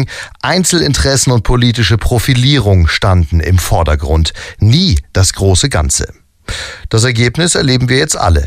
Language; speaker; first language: German; native; German